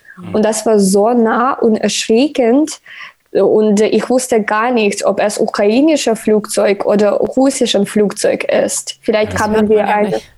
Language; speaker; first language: German; non-native, learner; Ukrainian